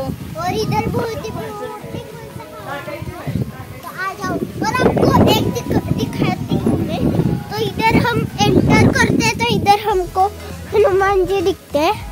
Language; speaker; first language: Hindi; non-native, local second language; Marathi